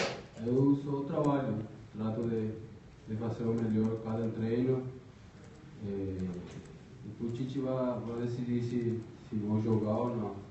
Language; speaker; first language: Portuguese; non-native, fluent; Spanish